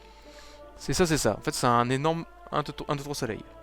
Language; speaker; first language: French; native; French